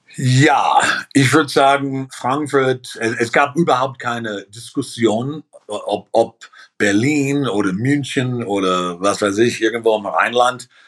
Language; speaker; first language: German; early bilingual, heritage; German